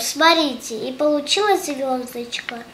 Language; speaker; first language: Russian; early bilingual, heritage; Russian